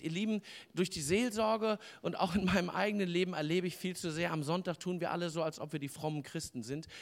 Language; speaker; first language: German; native; German